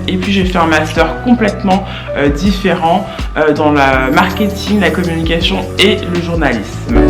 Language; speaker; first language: French; native; French